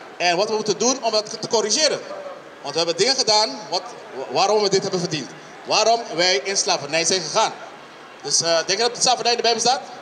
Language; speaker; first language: Dutch; non-native, local second language; Papiamento